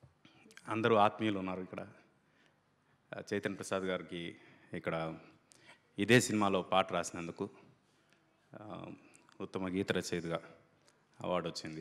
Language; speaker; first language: Telugu; native; Telugu